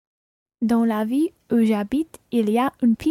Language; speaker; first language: French; non-native, learner; English